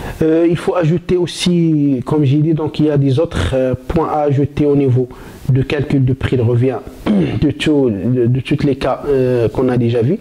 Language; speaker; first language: French; non-native, local second language; Arabic